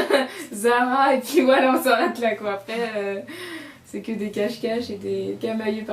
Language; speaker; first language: French; native; French